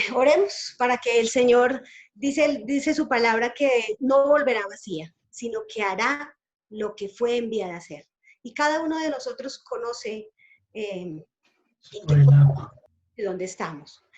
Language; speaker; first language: Spanish; native; Spanish